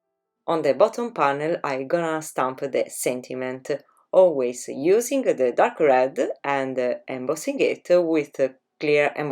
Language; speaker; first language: English; non-native, fluent; Italian